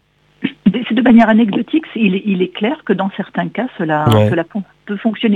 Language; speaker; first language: French; native; French